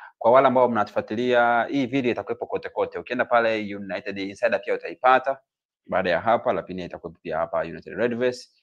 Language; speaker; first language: Swahili; native; Swahili